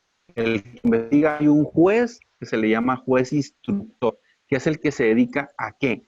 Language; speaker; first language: Spanish; native; Spanish